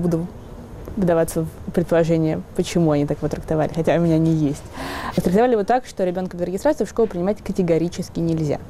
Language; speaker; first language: Russian; native; Russian